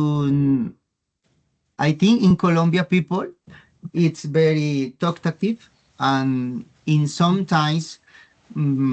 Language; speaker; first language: English; non-native, learner; Spanish